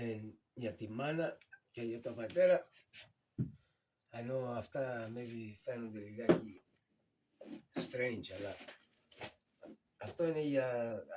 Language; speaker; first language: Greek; early bilingual, heritage; Greek